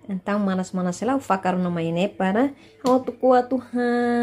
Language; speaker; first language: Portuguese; non-native, learner; Tetum